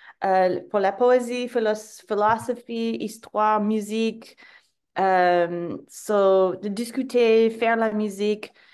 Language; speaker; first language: French; non-native, fluent; English